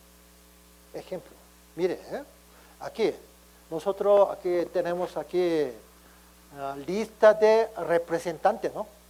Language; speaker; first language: Spanish; non-native, learner; Korean